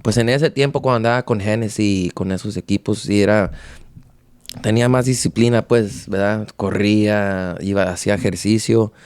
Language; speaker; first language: Spanish; early bilingual, heritage; Spanish